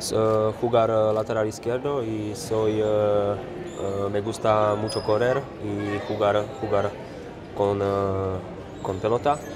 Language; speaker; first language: Spanish; non-native, learner; Slovak